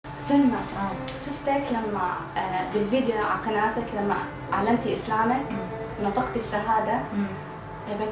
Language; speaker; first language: Arabic; native; Arabic